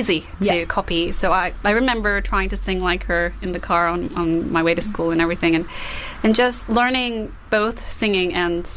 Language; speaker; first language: English; non-native, fluent; Japanese